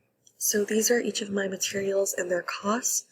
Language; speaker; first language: English; native; English